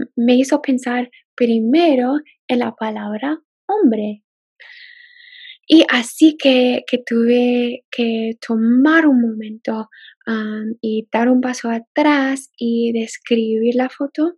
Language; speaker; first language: Spanish; non-native, fluent; English